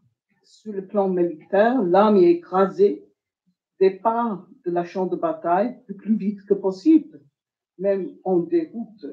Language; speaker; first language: French; non-native, fluent; English